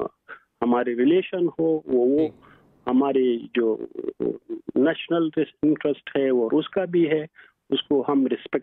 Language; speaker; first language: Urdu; non-native, fluent; Pashto